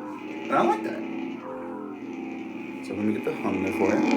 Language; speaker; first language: English; native; English